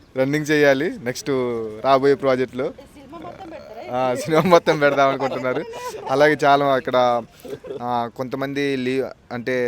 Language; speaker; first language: Telugu; native; Telugu